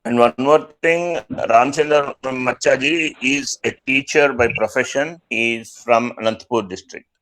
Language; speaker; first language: English; non-native, local second language; Telugu